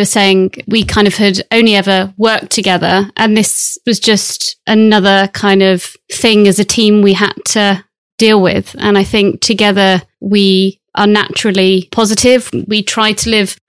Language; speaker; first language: English; native; English